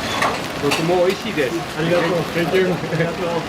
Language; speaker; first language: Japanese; non-native, learner; English